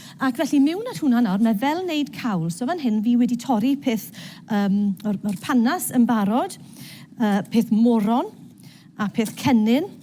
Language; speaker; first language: Welsh; native; Welsh